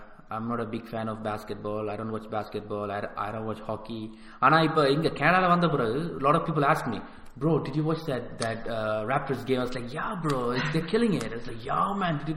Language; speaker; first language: English; early bilingual, other home language; Tamil